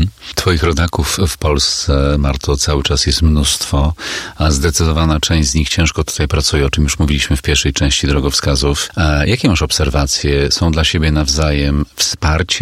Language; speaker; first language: Polish; native; Polish